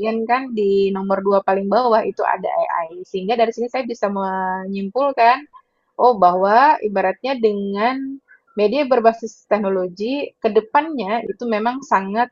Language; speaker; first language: Indonesian; native; Indonesian